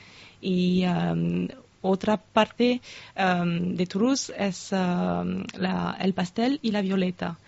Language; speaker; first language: Spanish; non-native, fluent; French